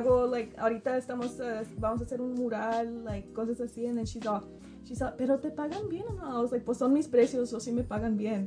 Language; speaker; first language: Spanish; early bilingual, heritage; Spanish